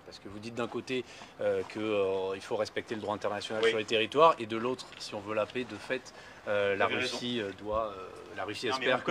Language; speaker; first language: French; native; French